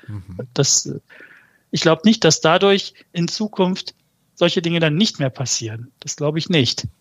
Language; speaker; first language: German; early bilingual, other home language; Turkish